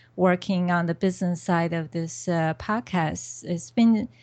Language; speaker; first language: English; non-native, fluent; Chinese